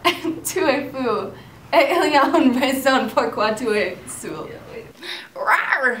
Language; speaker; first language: French; non-native, learner; English